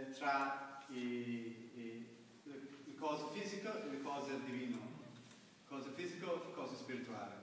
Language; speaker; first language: Italian; non-native, learner; English